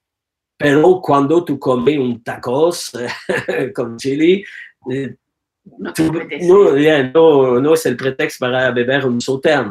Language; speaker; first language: Spanish; non-native, learner; French